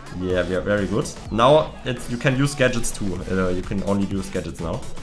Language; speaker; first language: English; non-native, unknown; German